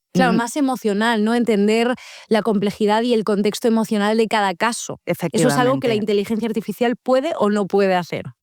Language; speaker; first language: Spanish; native; Spanish